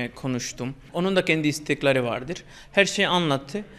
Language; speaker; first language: Turkish; non-native, fluent; Bangla